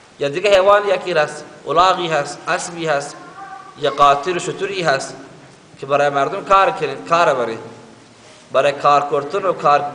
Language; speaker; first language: Persian; native; Persian